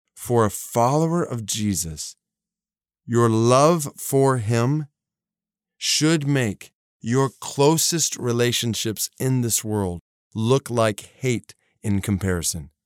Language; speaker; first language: English; native; English